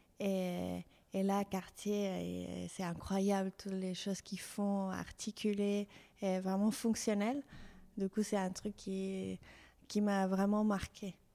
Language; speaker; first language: French; non-native, fluent; Spanish